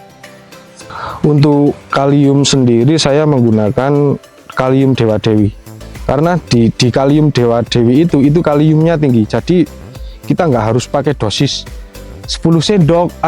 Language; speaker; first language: Indonesian; non-native, local second language; Javanese